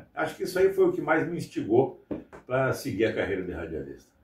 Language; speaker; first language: Portuguese; native; Portuguese